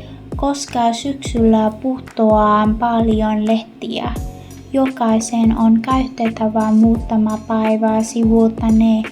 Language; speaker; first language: Finnish; non-native, learner; Vietnamese